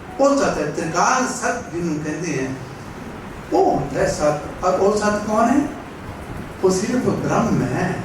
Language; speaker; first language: Hindi; non-native, local second language; Punjabi